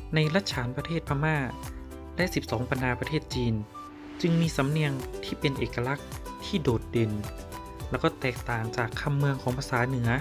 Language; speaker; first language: Thai; non-native, local second language; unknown